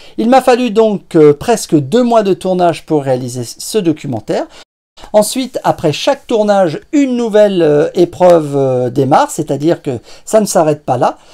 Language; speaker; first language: French; native; French